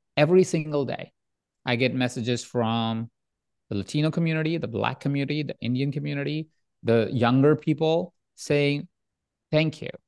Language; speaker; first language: English; non-native, local second language; Hindi